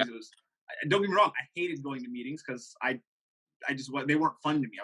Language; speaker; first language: English; native; English